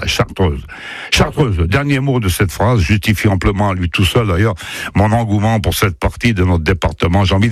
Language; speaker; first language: French; native; French